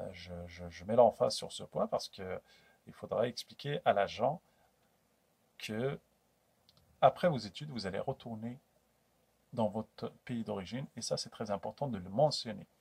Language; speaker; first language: French; non-native, local second language; Kabyle